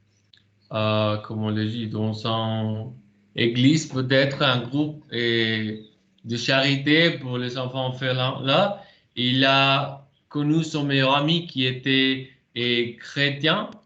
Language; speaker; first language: French; non-native, fluent; Spanish